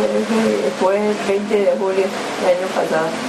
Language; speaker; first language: Spanish; early bilingual, other home language; Japanese